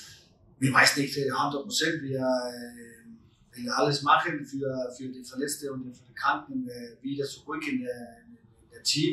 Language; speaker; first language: German; non-native, learner; Danish